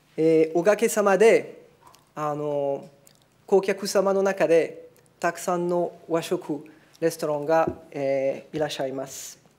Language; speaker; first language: Japanese; non-native, fluent; French